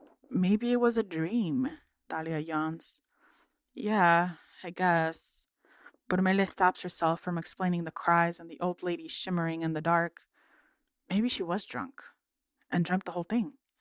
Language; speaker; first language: English; early bilingual, other home language; Spanish